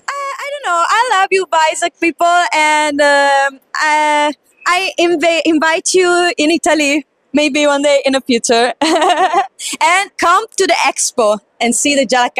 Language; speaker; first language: English; non-native, fluent; Italian